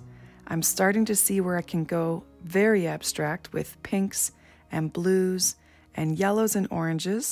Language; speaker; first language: English; native; English